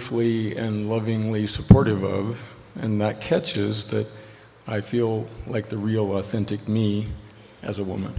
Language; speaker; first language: English; native; English